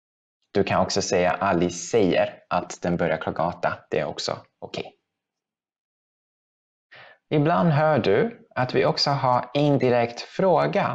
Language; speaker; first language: Swedish; non-native, fluent; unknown